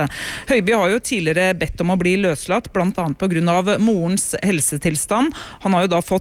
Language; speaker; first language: Norwegian; native; Norwegian